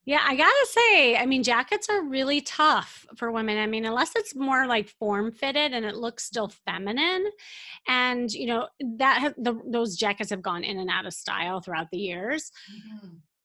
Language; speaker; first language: English; native; English